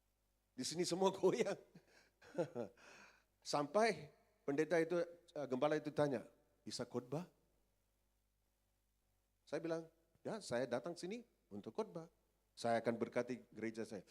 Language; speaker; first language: Indonesian; non-native, fluent; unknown